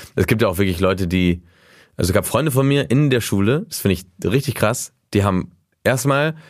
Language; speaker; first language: German; early bilingual, heritage; German